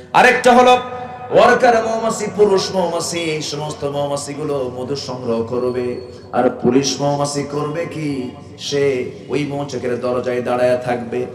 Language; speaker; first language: Bangla; native; Bangla